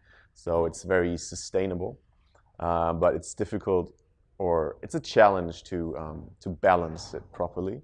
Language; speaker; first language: English; non-native, fluent; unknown